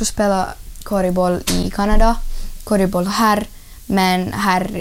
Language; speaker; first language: Swedish; non-native, learner; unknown